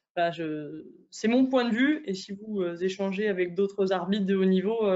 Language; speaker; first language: French; native; French